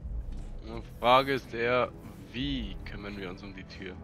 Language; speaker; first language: German; native; German